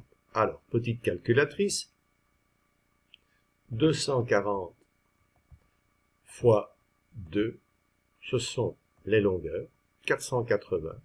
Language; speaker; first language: French; native; French